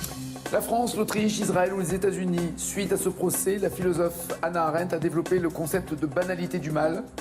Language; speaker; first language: French; native; French